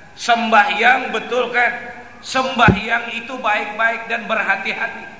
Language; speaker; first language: Indonesian; non-native, local second language; Banjar